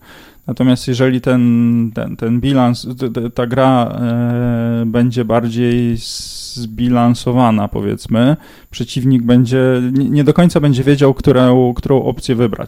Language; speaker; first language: Polish; native; Polish